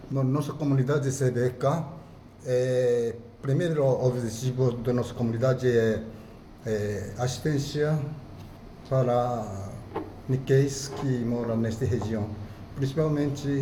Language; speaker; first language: Portuguese; non-native, fluent; Japanese